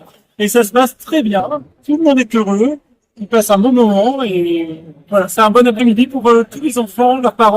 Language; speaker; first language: French; native; French